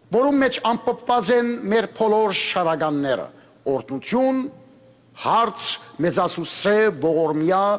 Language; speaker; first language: Armenian; early bilingual, heritage; Armenian